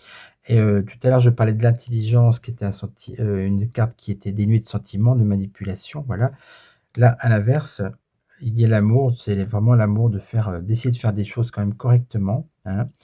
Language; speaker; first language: French; native; French